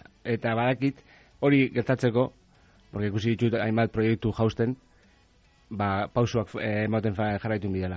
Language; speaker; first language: Basque; native; Basque